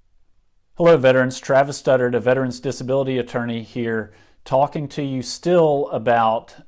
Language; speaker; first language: English; native; English